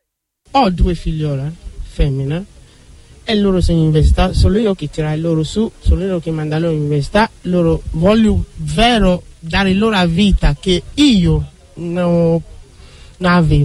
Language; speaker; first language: Italian; non-native, learner; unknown